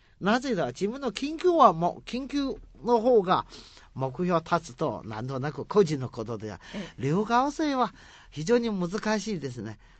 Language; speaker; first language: Japanese; non-native, fluent; Chinese